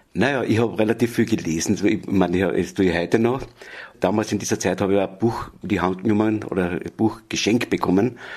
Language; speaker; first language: German; native; German